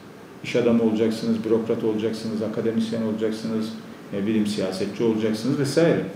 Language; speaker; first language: Turkish; native; Turkish